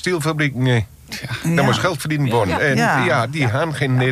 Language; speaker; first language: Dutch; native; Dutch